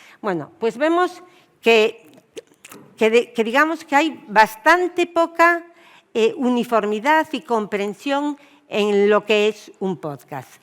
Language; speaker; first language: Spanish; native; Spanish